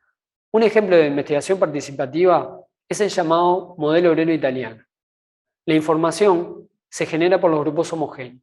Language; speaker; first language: Spanish; native; Spanish